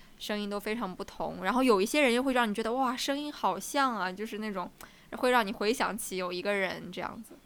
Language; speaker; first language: Chinese; native; Chinese